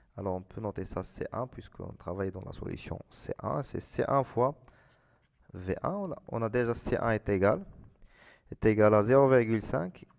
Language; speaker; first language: French; non-native, local second language; Arabic